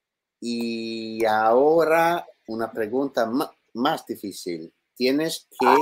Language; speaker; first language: Spanish; non-native, learner; Italian